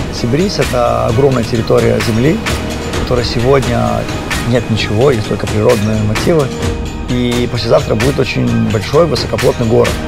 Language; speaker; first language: Russian; native; Russian